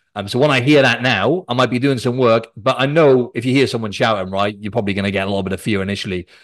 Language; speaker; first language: English; native; English